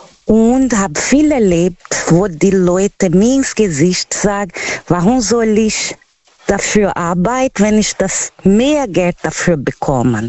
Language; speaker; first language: German; non-native, learner; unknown